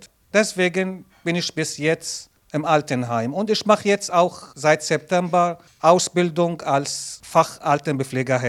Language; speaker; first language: German; non-native, learner; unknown